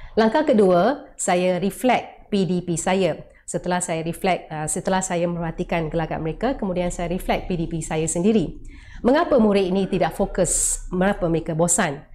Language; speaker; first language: Malay; non-native, local second language; Tamil